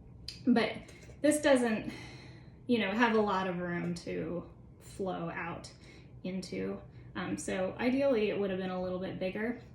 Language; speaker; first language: English; native; English